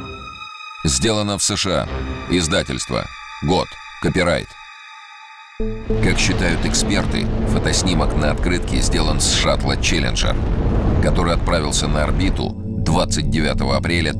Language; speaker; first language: Russian; native; Russian